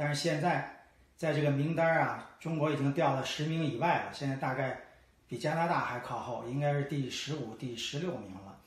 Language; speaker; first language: Chinese; native; Chinese